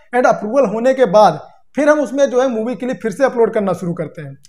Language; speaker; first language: Hindi; native; Hindi